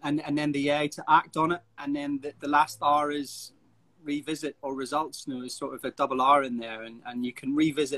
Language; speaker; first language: English; native; English